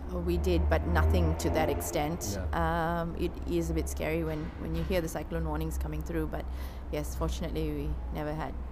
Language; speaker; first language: English; non-native, local second language; Tamil